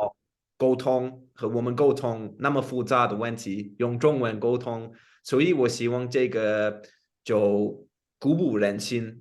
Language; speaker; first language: Chinese; non-native, fluent; English